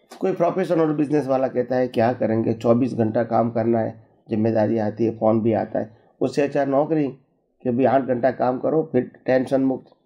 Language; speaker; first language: Hindi; non-native, local second language; Gujarati